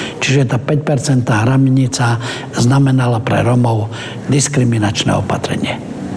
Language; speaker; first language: Slovak; non-native, local second language; Romany